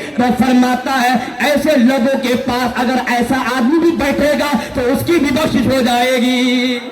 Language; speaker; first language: Urdu; native; Urdu